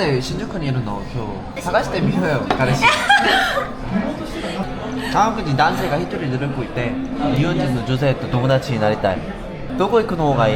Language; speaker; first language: Japanese; non-native, learner; Korean